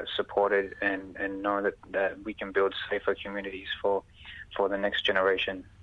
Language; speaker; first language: English; early bilingual, other home language; Punjabi